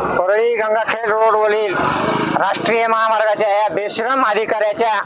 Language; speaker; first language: Marathi; native; Marathi